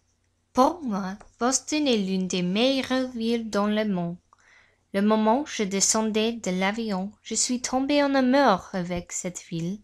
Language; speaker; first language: French; non-native, learner; English